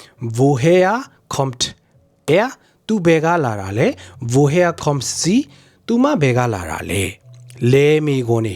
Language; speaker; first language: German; non-native, fluent; Burmese